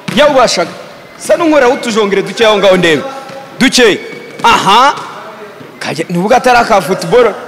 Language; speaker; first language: Kinyarwanda; native; Kinyarwanda